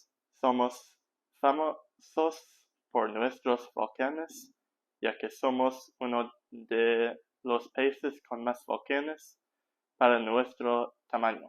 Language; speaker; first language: Spanish; early bilingual, heritage; English